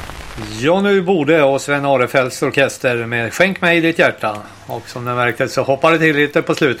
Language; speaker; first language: Swedish; native; Swedish